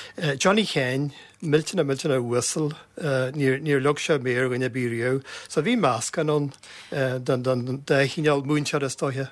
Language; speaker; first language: Irish; native; Irish